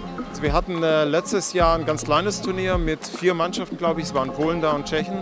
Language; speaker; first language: German; native; German